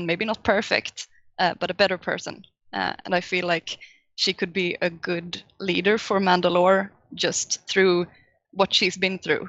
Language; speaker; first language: English; non-native, fluent; Swedish